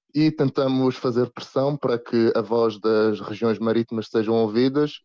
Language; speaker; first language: Portuguese; native; Portuguese